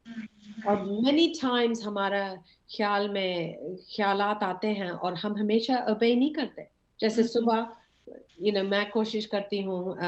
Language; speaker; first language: Hindi; early bilingual, heritage; English